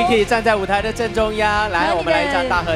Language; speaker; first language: Chinese; native; Chinese